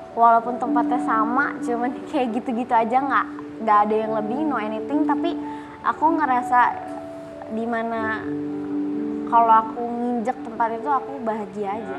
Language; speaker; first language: Indonesian; native; Indonesian